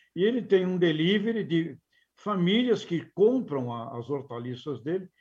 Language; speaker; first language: Portuguese; native; Portuguese